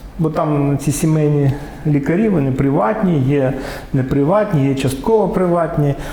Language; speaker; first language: Ukrainian; native; Ukrainian